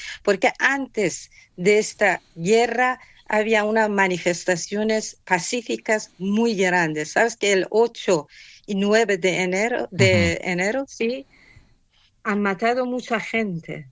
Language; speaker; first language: Spanish; non-native, fluent; Persian